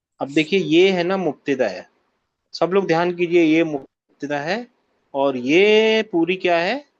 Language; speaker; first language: Hindi; native; Hindi